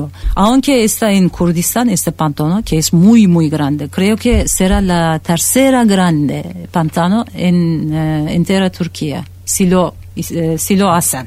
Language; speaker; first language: Spanish; non-native, fluent; Turkish